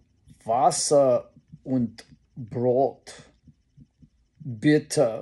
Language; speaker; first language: German; non-native, learner; English